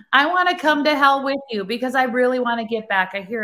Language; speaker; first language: English; native; English